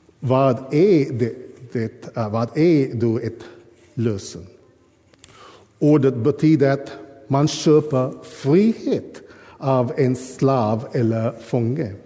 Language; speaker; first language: Swedish; non-native, fluent; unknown